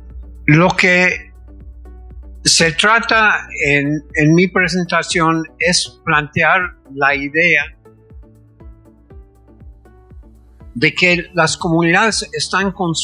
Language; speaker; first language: Spanish; non-native, fluent; English